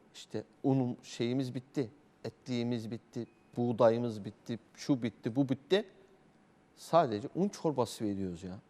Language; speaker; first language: Turkish; native; Turkish